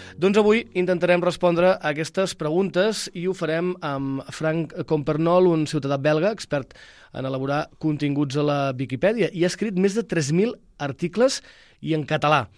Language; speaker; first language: Catalan; native; Catalan